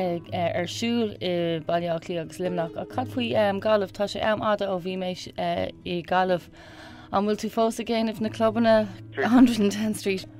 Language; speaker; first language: Irish; non-native, learner; English